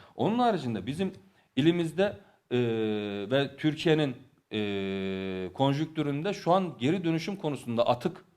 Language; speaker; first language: Turkish; native; Turkish